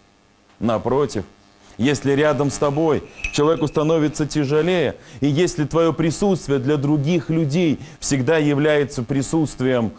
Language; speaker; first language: Russian; native; Russian